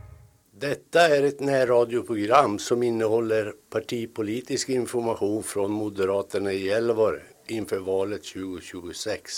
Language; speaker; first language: Swedish; native; Swedish